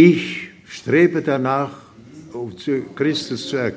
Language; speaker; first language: German; non-native, fluent; Russian